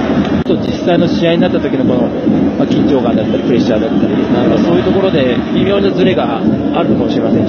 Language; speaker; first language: Japanese; native; Japanese